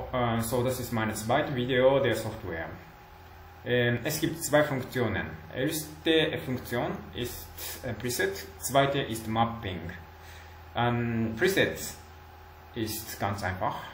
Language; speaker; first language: German; non-native, learner; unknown